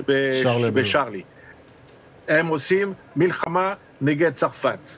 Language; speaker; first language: Hebrew; non-native, fluent; French